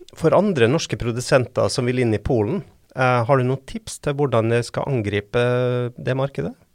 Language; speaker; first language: Norwegian; native; Norwegian